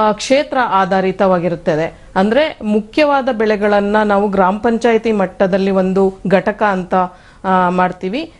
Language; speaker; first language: Kannada; native; Kannada